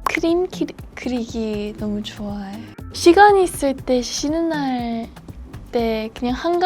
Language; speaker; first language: Korean; non-native, fluent; English